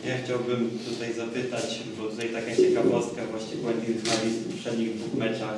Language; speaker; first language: Polish; native; Polish